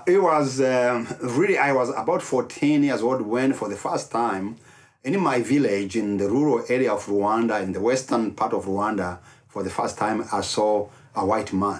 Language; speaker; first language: English; non-native, local second language; Kinyarwanda